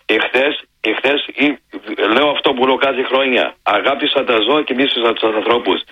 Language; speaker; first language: Greek; early bilingual, heritage; Greek